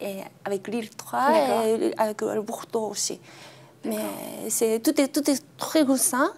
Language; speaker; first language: French; non-native, fluent; Japanese